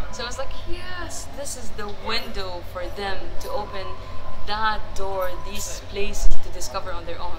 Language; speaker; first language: English; non-native, fluent; Arabic